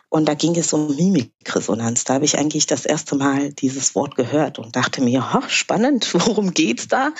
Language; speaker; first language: German; early bilingual, other home language; Kinyarwanda